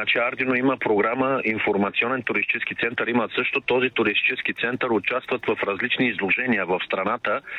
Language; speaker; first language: Bulgarian; non-native, local second language; Turkish